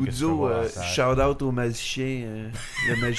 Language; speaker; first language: French; native; French